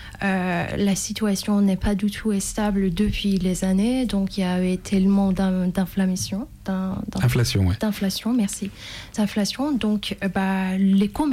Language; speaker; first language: French; non-native, fluent; Persian